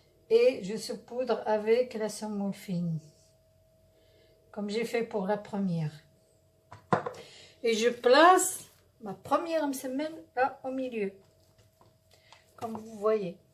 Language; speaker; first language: French; non-native, local second language; Arabic